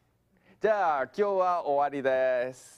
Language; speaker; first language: Japanese; non-native, fluent; English